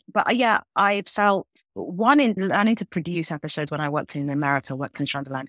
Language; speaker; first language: English; native; English